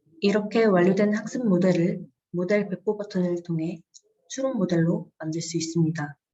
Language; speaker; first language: Korean; native; Korean